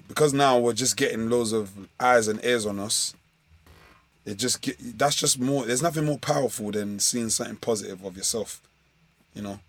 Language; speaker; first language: English; native; English